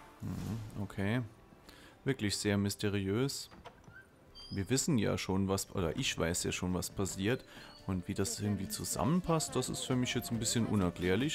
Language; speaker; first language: German; native; German